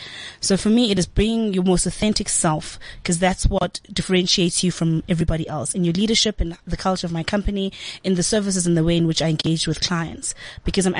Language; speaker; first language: English; non-native, local second language; Zulu